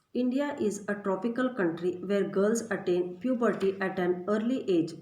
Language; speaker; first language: English; non-native, local second language; Kannada